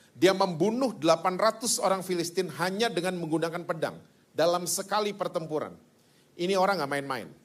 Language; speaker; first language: Indonesian; native; Indonesian